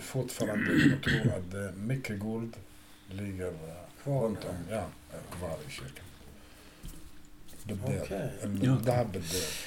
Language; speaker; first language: Swedish; non-native, fluent; Arabic